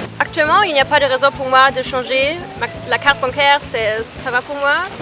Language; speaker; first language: French; non-native, fluent; German